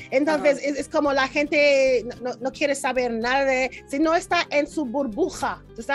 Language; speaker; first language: Spanish; non-native, learner; English